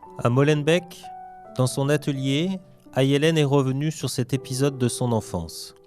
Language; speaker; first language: French; native; French